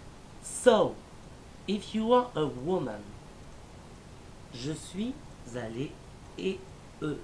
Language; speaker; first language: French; non-native, learner; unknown